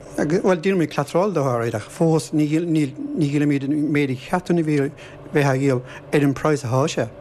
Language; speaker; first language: Irish; native; Irish